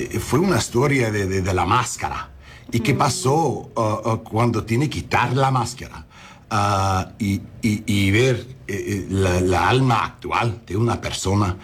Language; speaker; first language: Spanish; early bilingual, heritage; English